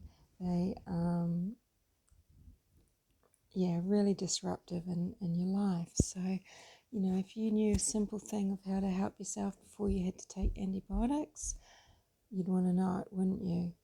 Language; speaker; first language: English; native; English